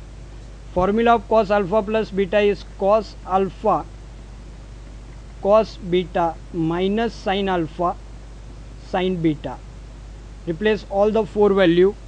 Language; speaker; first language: English; non-native, local second language; Gujarati